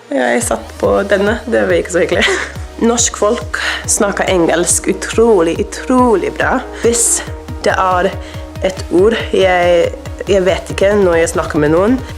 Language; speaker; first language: Norwegian; non-native, learner; English